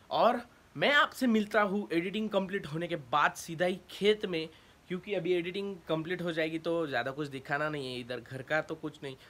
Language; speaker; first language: Hindi; non-native, local second language; Marathi